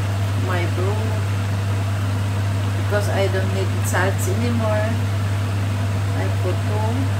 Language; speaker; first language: English; non-native, learner; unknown